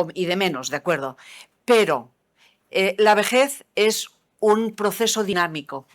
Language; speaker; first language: Spanish; non-native, local second language; Catalan